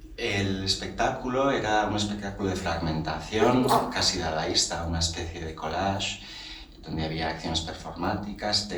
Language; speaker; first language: Spanish; native; Spanish